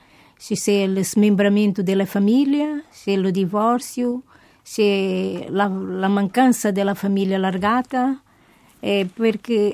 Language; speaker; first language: Italian; non-native, fluent; Portuguese